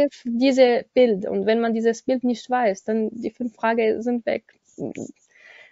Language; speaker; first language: German; non-native, learner; Arabic